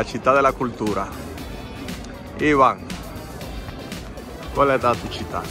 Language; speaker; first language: Italian; non-native, learner; Spanish